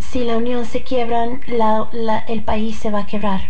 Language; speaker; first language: Spanish; early bilingual, heritage; Spanish